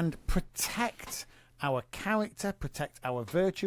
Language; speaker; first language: English; native; English